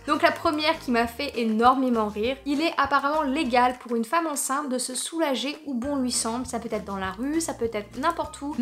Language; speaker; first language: French; native; French